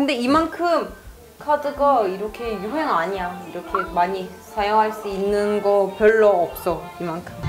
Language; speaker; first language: Korean; non-native, learner; Turkish